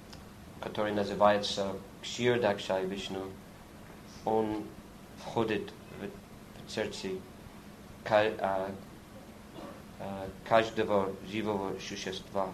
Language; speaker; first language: Russian; non-native, learner; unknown